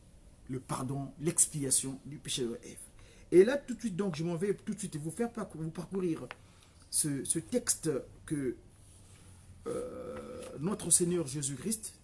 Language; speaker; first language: French; non-native, local second language; Kongo